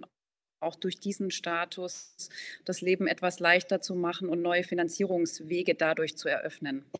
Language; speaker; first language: German; native; German